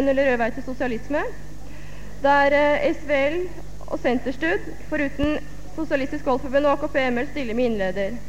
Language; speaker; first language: Norwegian; native; Norwegian